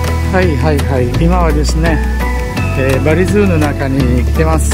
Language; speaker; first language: Japanese; non-native, fluent; Balinese